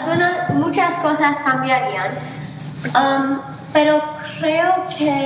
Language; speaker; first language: Spanish; non-native, learner; English